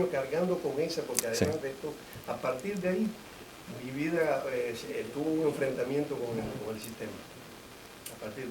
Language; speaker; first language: Spanish; native; Spanish